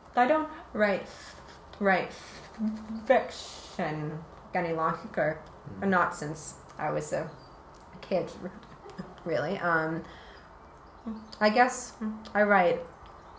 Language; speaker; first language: English; native; English